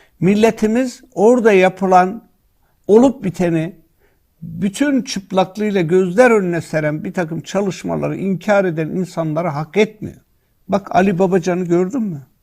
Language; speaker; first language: Turkish; native; Turkish